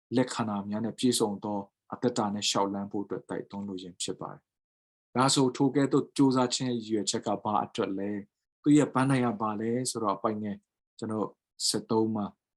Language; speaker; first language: Burmese; non-native, local second language; Tedim Chin